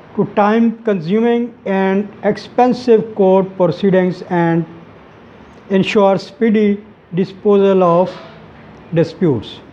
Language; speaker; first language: English; non-native, local second language; Urdu